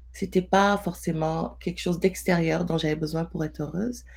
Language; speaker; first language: French; non-native, local second language; Wolof